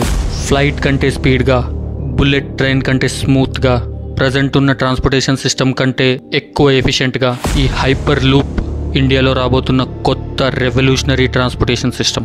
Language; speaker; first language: Telugu; native; Telugu